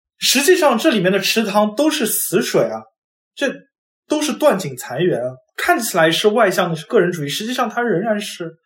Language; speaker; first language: Chinese; non-native, local second language; Wu Chinese